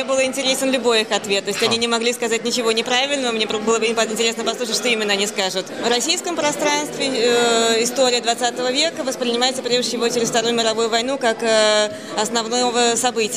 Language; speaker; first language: Russian; non-native, fluent; German